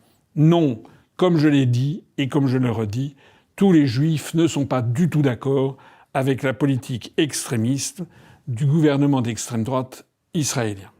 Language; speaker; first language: French; native; French